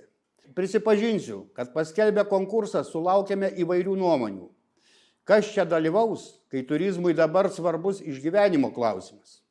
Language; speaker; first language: Lithuanian; native; Lithuanian